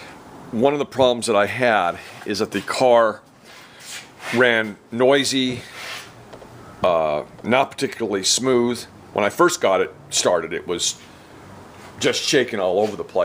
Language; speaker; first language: English; native; English